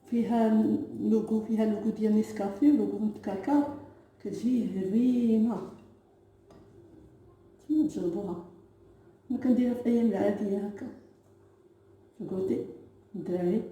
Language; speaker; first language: Arabic; native; Arabic